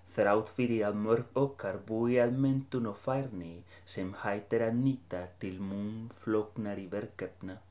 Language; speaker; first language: Icelandic; non-native, fluent; Spanish